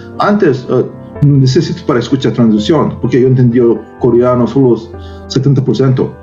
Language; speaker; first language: Spanish; non-native, learner; Korean